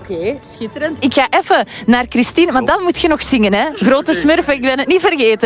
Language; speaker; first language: Dutch; native; Dutch